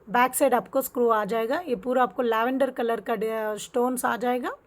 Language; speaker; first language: Hindi; non-native, local second language; Telugu